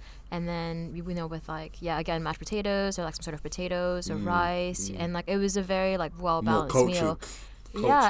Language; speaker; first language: English; early bilingual, other home language; Vietnamese